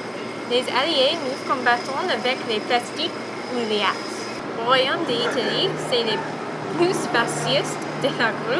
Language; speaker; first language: French; non-native, learner; English